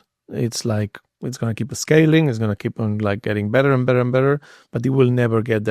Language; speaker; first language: English; non-native, fluent; Spanish